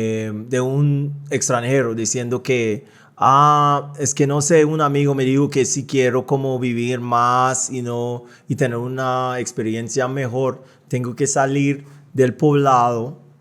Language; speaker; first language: Spanish; non-native, fluent; English